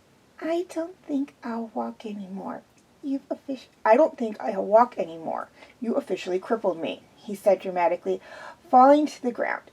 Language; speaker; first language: English; native; English